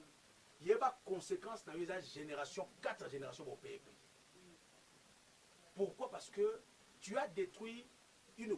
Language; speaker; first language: French; non-native, local second language; Lingala